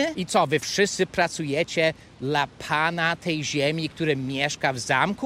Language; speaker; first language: Polish; non-native, fluent; English